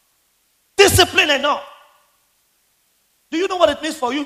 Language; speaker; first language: English; non-native, local second language; Yoruba